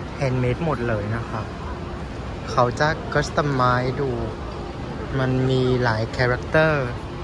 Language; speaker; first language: Thai; non-native, fluent; Vietnamese